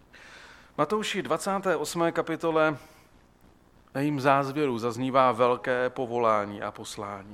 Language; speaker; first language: Czech; native; Czech